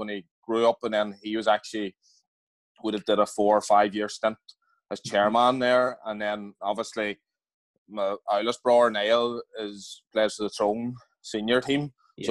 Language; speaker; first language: English; native; English